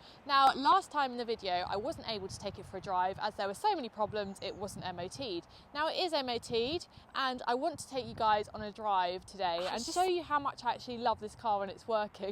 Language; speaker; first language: English; native; English